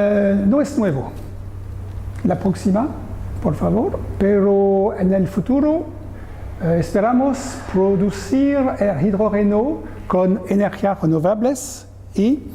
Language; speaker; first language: Spanish; non-native, learner; French